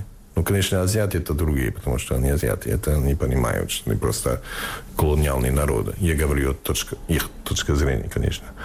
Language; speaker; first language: Russian; non-native, fluent; English